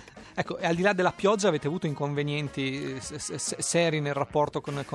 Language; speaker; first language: Italian; native; Italian